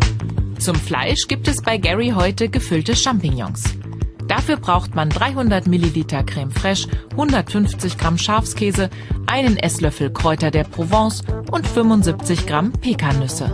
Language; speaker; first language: German; native; German